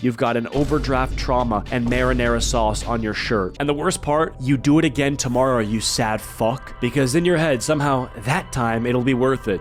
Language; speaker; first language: English; native; English